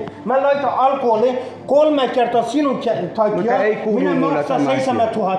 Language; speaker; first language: Finnish; non-native, learner; Turkish